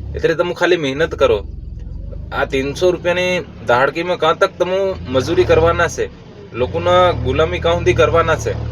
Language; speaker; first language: Gujarati; non-native, local second language; Bhili